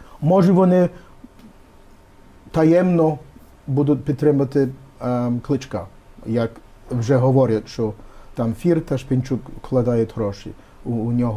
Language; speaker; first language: Ukrainian; early bilingual, heritage; Ukrainian